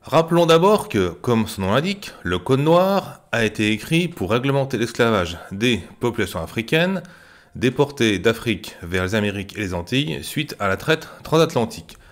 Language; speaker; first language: French; native; French